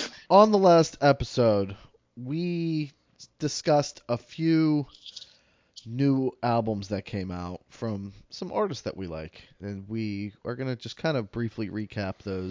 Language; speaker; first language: English; native; English